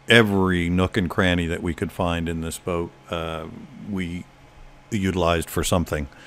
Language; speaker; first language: English; native; English